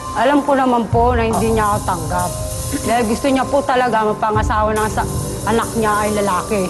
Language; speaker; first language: Filipino; non-native, local second language; Masbatenyo